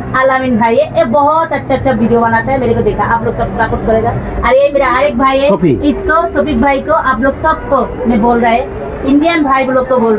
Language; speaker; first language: Hindi; non-native, local second language; Bangla